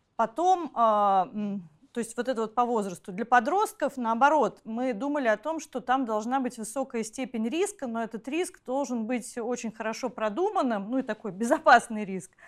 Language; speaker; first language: Russian; native; Russian